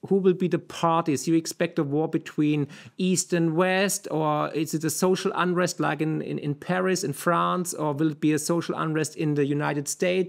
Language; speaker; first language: English; non-native, fluent; German